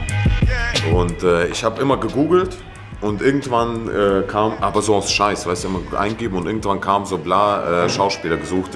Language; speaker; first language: German; early bilingual, other home language; Russian